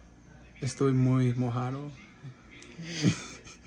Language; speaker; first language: Spanish; non-native, learner; English